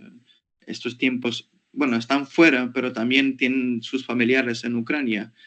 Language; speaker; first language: Spanish; non-native, fluent; Ukrainian